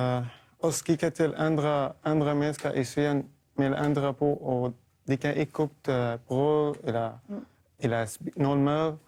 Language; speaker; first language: Danish; non-native, learner; Arabic